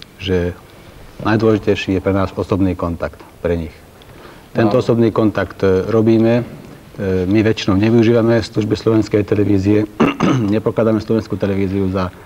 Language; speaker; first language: Slovak; non-native, local second language; Hungarian